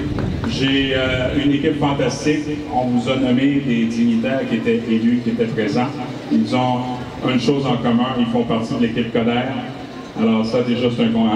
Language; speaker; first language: French; native; French